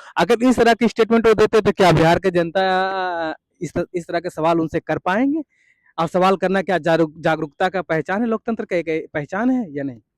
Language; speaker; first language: Hindi; native; Hindi